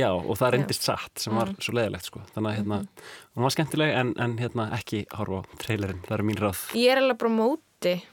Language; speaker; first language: Icelandic; native; Icelandic